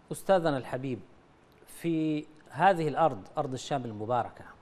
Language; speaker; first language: Arabic; native; Arabic